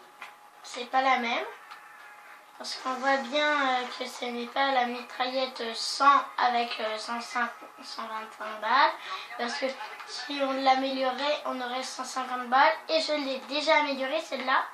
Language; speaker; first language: French; native; French